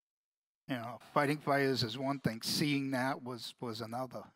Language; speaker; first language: English; native; English